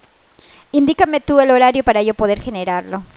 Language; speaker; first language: Spanish; native; Spanish